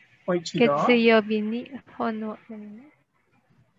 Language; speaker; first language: Japanese; non-native, learner; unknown